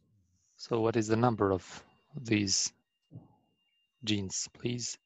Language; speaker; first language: English; non-native, learner; Arabic